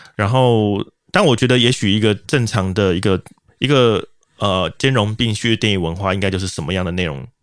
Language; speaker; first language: Chinese; native; Chinese